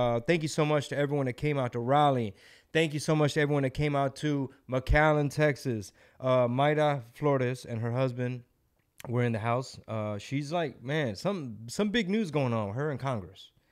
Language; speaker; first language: English; native; English